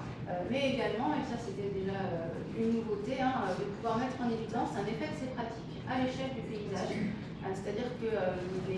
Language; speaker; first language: French; native; French